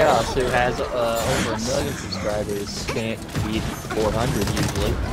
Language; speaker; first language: English; native; English